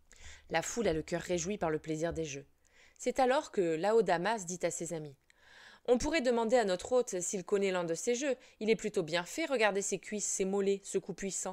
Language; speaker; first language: French; native; French